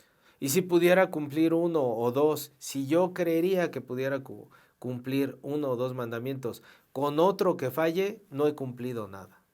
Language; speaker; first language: Spanish; native; Spanish